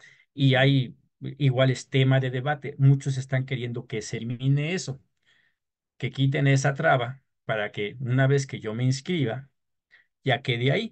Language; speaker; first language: Spanish; native; Spanish